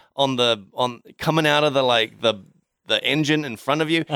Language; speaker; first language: English; native; English